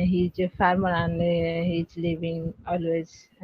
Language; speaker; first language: English; non-native, learner; Odia